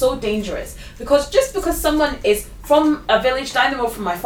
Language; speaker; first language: English; native; English